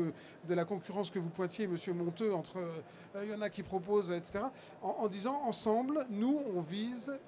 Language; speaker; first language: French; native; French